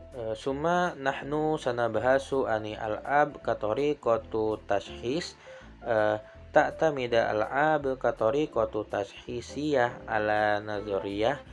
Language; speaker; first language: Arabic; non-native, learner; Indonesian